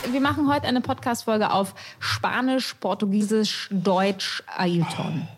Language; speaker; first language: German; native; German